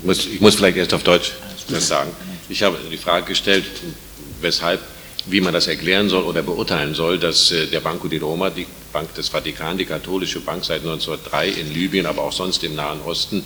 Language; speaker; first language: German; native; German